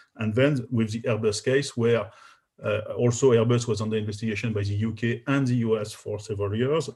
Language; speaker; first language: English; non-native, fluent; French